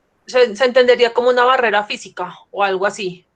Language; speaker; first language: Spanish; native; Spanish